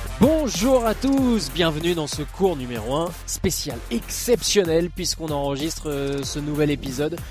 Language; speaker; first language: French; native; French